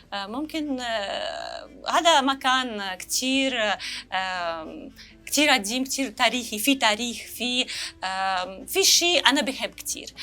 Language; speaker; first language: Arabic; non-native, learner; Russian